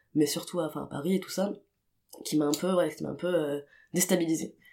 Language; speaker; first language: French; non-native, local second language; Arabic